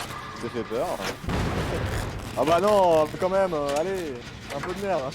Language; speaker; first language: French; native; French